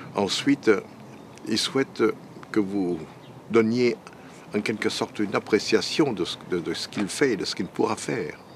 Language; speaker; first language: French; non-native, fluent; Vietnamese